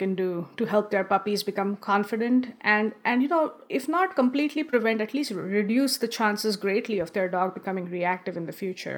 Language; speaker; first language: English; non-native, local second language; Marathi